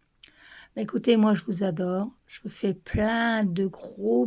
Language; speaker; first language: French; native; French